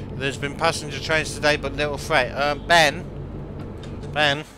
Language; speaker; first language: English; native; English